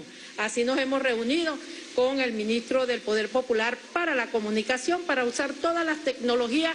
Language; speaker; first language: Spanish; native; Spanish